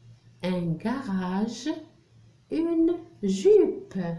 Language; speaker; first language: French; non-native, local second language; Arabic